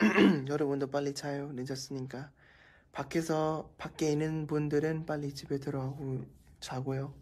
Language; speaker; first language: Korean; non-native, fluent; Thai